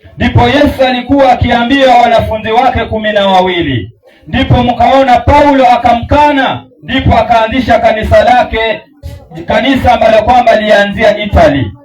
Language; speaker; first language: Swahili; non-native, local second language; Luyia